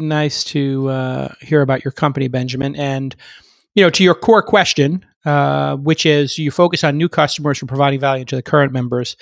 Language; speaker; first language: English; native; English